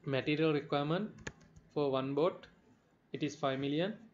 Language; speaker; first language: English; non-native, local second language; Sinhala